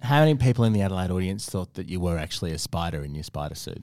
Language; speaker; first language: English; native; English